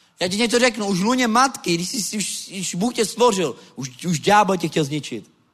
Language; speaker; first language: Czech; non-native, local second language; Romany